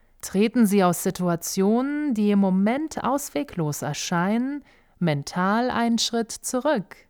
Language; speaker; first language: German; native; German